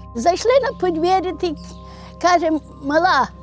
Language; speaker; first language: Ukrainian; native; Ukrainian